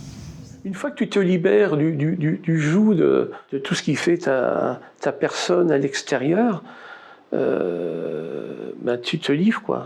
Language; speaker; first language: French; native; French